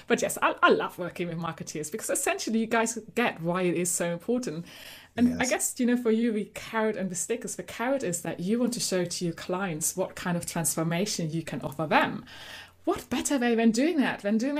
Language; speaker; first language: English; non-native, fluent; German